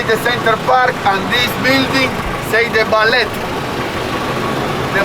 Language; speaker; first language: English; non-native, learner; Spanish